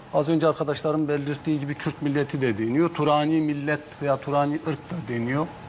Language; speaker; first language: Turkish; non-native, local second language; Zaza